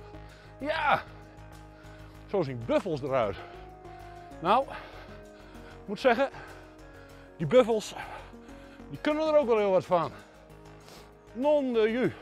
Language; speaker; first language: Dutch; native; Dutch